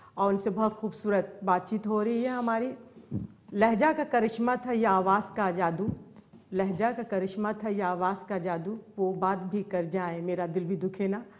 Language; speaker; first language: Urdu; native; Urdu